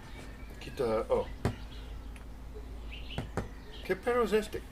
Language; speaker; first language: Spanish; non-native, learner; English